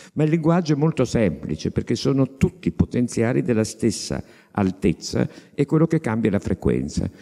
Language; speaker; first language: Italian; native; Italian